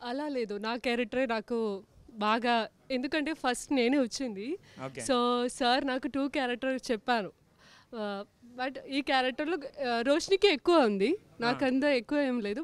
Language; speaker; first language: Telugu; non-native, learner; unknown